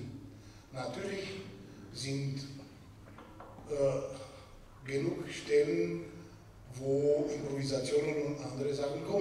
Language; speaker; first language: German; non-native, fluent; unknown